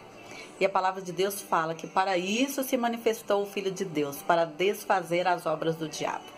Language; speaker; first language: Portuguese; native; Portuguese